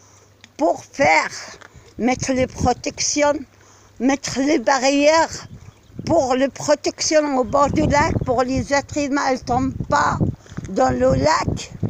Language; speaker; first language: French; non-native, learner; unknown